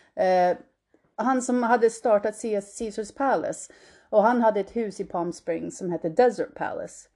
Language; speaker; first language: Swedish; early bilingual, heritage; Swedish